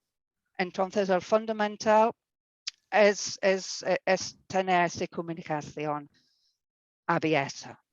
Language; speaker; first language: Spanish; non-native, fluent; English